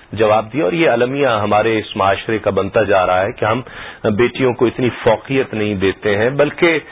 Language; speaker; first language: Urdu; native; Urdu